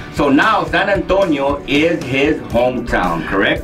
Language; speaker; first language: English; early bilingual, other home language; Spanish